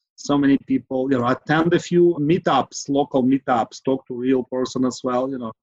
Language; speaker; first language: English; non-native, fluent; Ukrainian